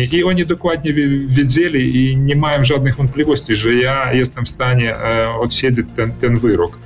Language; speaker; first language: Polish; early bilingual, heritage; Polish